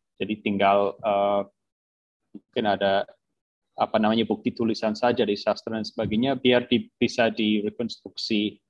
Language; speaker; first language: Indonesian; non-native, fluent; English